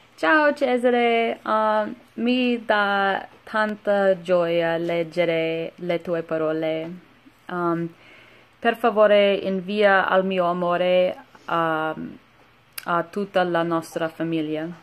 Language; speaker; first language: Italian; non-native, learner; English